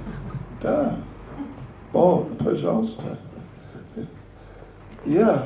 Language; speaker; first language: Russian; non-native, learner; English